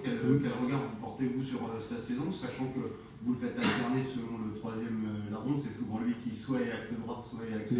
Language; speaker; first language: French; native; French